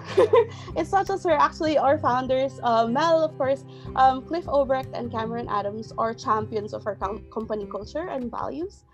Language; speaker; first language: English; non-native, local second language; Filipino